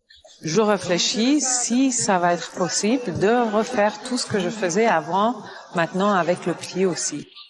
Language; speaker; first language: French; non-native, fluent; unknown